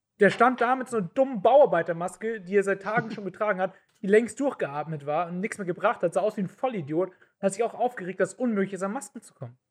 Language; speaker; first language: German; native; German